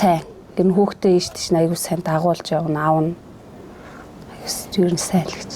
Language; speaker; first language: Mongolian; native; Mongolian